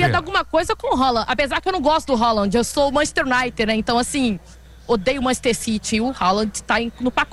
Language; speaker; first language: Portuguese; native; Portuguese